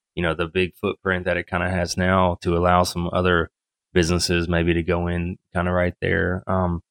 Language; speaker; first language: English; native; English